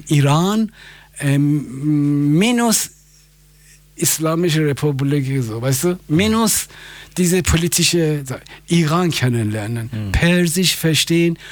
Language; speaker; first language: German; non-native, fluent; Persian